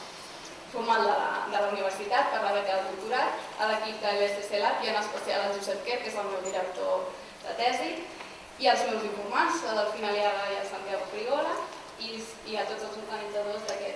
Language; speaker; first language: Catalan; native; Catalan